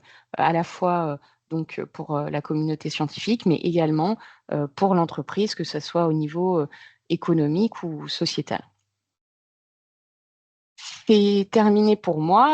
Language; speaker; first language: French; native; French